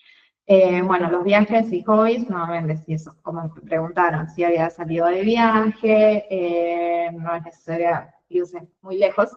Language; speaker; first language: Spanish; native; Spanish